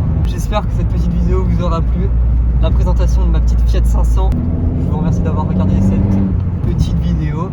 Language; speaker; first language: French; native; French